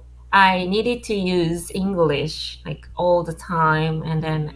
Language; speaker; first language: English; non-native, learner; Japanese